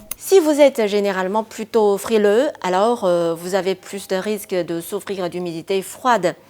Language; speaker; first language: French; non-native, fluent; Chinese